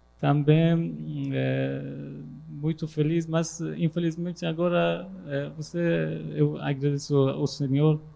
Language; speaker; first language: Portuguese; non-native, learner; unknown